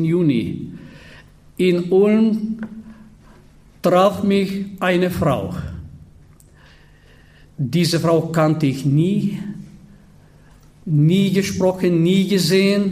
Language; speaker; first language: German; non-native, fluent; Bulgarian